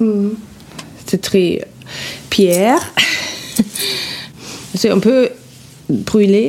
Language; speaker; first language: French; non-native, fluent; German